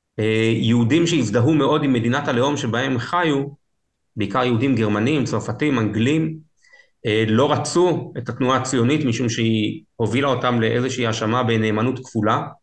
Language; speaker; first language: Hebrew; native; Hebrew